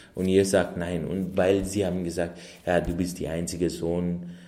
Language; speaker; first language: German; non-native, fluent; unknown